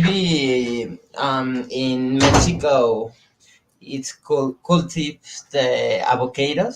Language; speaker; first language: English; non-native, learner; Spanish